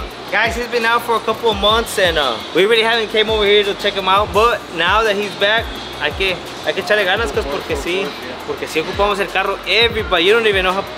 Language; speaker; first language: English; early bilingual, other home language; Spanish